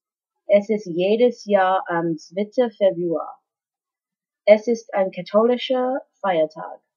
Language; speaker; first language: German; non-native, learner; English